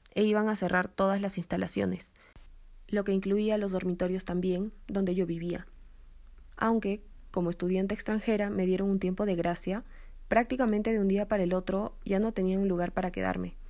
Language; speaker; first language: Spanish; native; Spanish